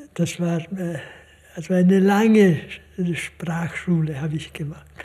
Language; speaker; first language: German; non-native, fluent; Hungarian